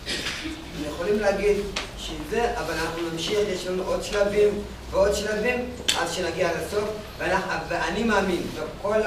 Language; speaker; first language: Hebrew; non-native, fluent; Tigrinya